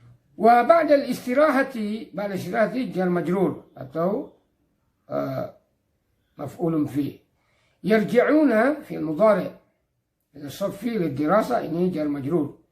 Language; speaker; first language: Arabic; non-native, fluent; Indonesian